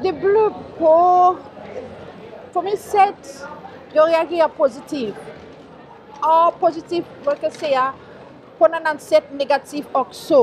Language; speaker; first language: Swedish; non-native, learner; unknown